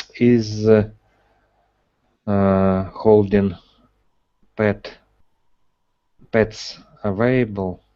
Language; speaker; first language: English; non-native, learner; Russian